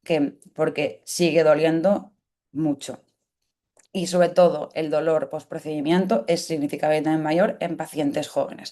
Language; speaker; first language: Spanish; native; Spanish